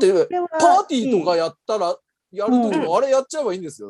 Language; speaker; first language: Japanese; native; Japanese